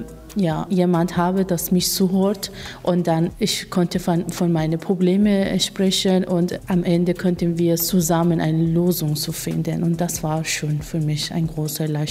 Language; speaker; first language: German; non-native, learner; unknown